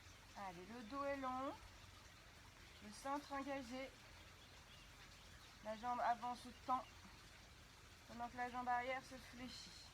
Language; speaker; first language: French; native; French